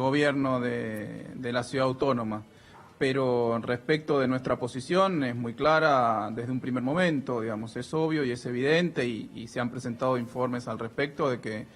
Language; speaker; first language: Spanish; native; Spanish